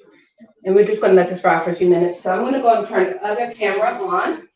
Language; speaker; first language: English; native; English